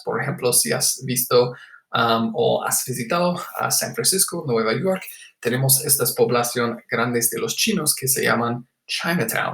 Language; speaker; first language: Spanish; non-native, fluent; English